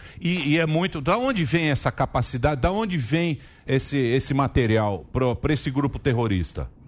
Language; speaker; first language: Portuguese; native; Portuguese